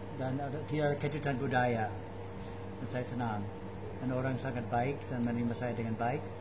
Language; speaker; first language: Indonesian; non-native, fluent; English